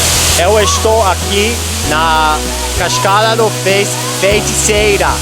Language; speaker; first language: Portuguese; non-native, learner; English